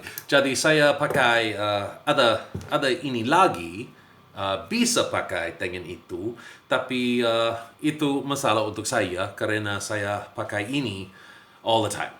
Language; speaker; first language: Indonesian; non-native, learner; English